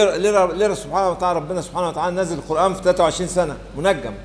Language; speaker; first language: Arabic; native; Arabic